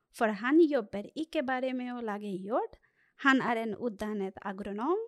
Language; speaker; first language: Norwegian; non-native, fluent; Bangla